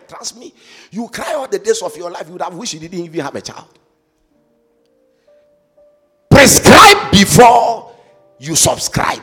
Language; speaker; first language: English; non-native, local second language; Akan